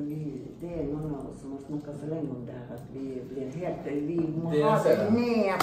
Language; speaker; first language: Norwegian; native; Norwegian